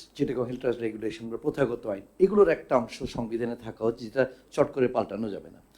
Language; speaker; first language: Bangla; non-native, local second language; Chakma